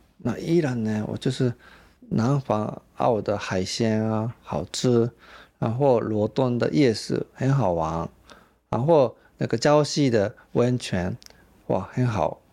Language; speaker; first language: Chinese; non-native, fluent; Japanese